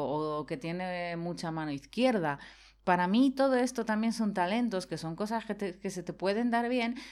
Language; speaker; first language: Spanish; non-native, fluent; Polish